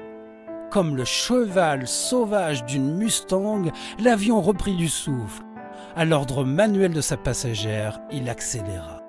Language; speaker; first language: French; native; French